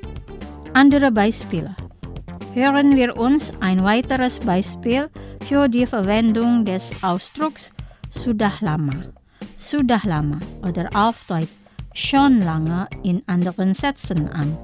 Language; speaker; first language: German; non-native, fluent; Indonesian